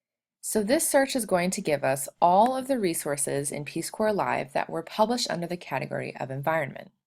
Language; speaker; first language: English; native; English